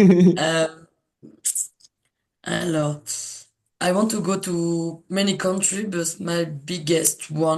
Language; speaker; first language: English; non-native, learner; French